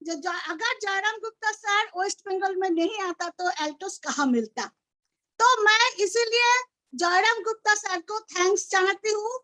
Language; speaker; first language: Hindi; non-native, local second language; Bangla